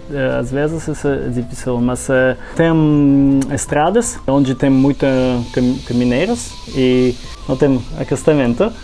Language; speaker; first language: Portuguese; non-native, learner; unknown